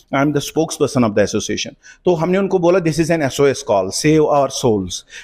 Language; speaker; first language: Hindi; non-native, local second language; Kashmiri